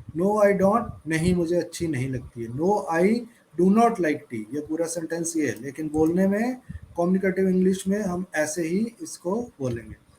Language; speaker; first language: Hindi; native; Hindi